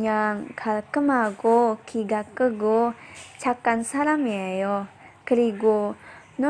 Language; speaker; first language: Korean; non-native, learner; Indonesian